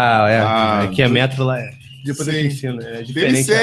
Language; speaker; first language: Portuguese; native; Portuguese